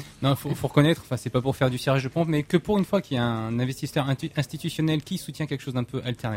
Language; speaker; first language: French; native; French